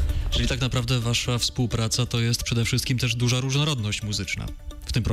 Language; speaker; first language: Polish; native; Polish